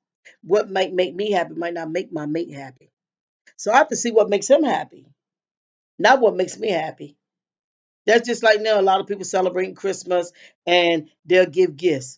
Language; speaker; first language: English; native; English